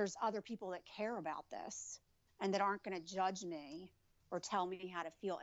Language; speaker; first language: English; native; English